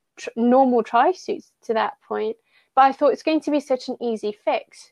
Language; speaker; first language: English; early bilingual, other home language; Persian